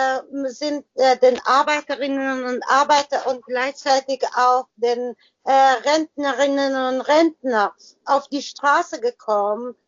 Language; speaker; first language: German; non-native, learner; Persian